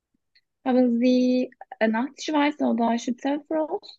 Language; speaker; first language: German; non-native, learner; Turkish